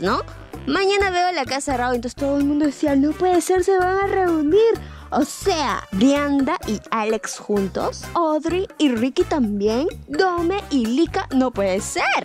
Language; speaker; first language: Spanish; native; Spanish